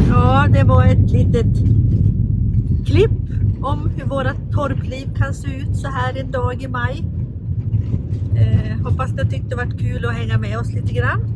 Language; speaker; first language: Swedish; native; Swedish